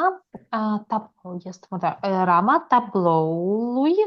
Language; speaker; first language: Romanian; non-native, learner; Russian